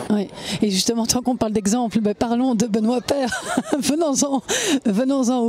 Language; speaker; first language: French; native; French